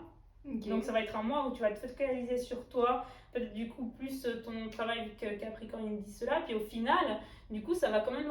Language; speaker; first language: French; native; French